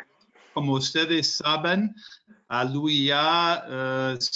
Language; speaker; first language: Spanish; non-native, fluent; English